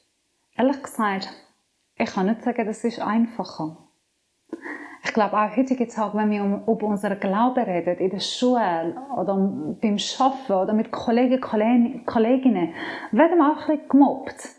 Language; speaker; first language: German; non-native, fluent; Persian